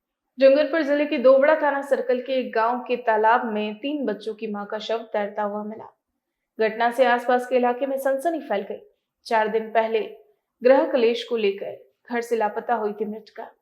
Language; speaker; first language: Hindi; native; Hindi